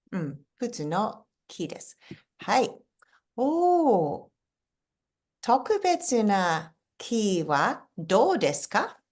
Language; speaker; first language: Japanese; non-native, fluent; English